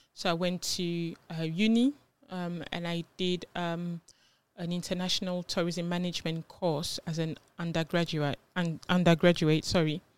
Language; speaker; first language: English; non-native, fluent; French